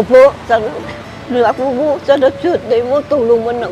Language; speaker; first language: Filipino; non-native, learner; Vietnamese